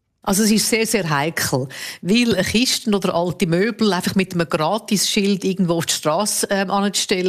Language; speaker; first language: German; native; German